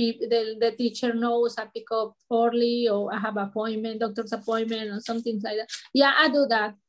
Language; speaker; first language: English; non-native, learner; Spanish